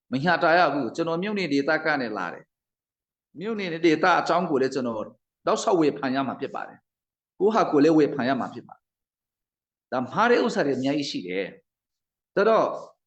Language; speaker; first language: Burmese; non-native, local second language; Hakha Chin